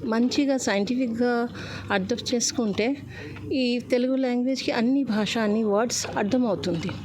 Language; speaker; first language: Telugu; non-native, learner; Bangla